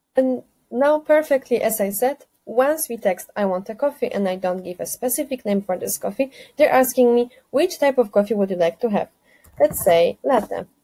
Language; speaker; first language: English; non-native, fluent; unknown